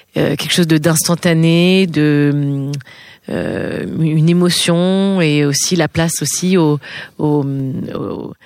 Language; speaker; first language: French; native; French